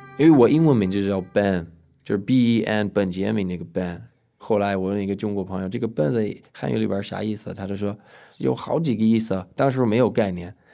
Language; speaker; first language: Chinese; non-native, fluent; English